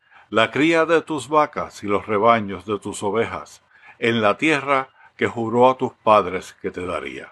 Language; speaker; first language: Spanish; native; Spanish